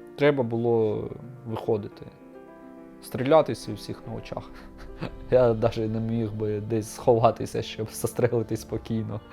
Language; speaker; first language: Ukrainian; native; Ukrainian